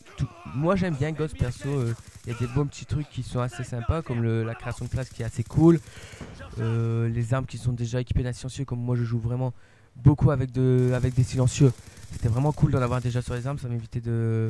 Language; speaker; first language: French; native; French